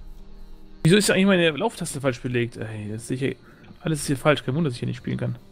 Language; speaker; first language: German; native; German